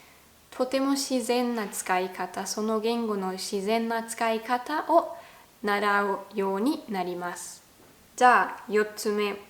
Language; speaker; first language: Japanese; non-native, fluent; German